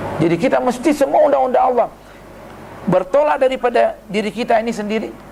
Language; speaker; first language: Malay; non-native, local second language; Buginese